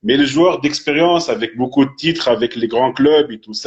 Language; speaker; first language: French; non-native, fluent; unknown